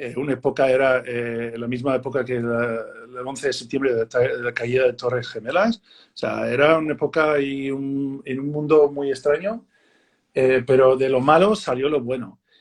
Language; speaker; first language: Spanish; non-native, fluent; English